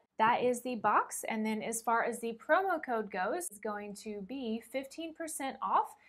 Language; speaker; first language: English; native; English